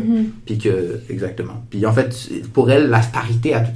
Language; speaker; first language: French; native; French